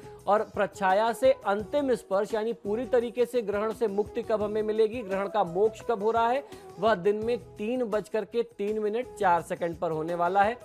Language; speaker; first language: Hindi; native; Hindi